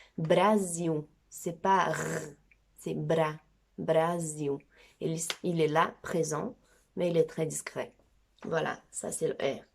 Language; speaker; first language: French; non-native, fluent; Portuguese